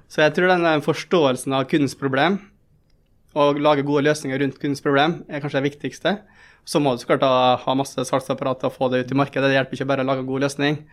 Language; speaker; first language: Norwegian; early bilingual, other home language; Tamil